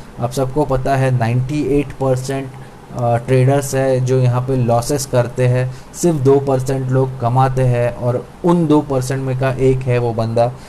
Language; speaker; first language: Hindi; non-native, local second language; Marathi